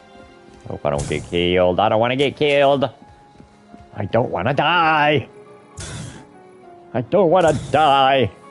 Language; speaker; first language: English; native; English